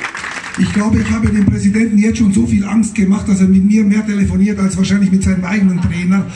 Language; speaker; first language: German; native; German